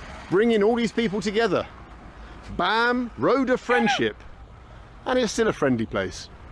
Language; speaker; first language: English; native; English